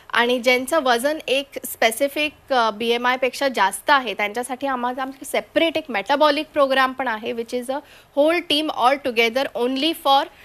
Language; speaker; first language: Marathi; non-native, local second language; Konkani